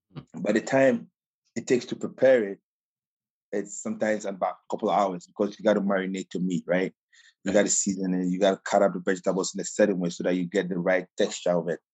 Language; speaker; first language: English; non-native, local second language; Akan